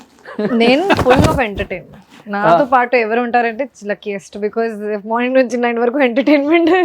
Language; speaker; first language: Telugu; non-native, fluent; Hindi